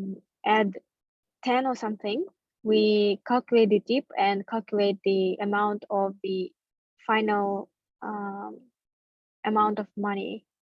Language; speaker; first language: English; non-native, fluent; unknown